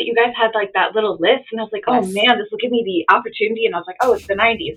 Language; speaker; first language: English; native; English